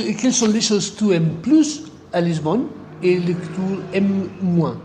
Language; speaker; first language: French; non-native, fluent; Portuguese